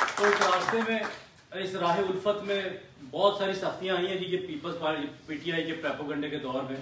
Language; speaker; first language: Urdu; non-native, local second language; Punjabi